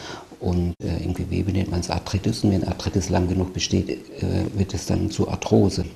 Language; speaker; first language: German; native; German